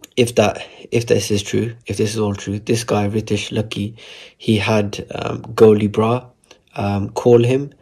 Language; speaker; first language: English; native; English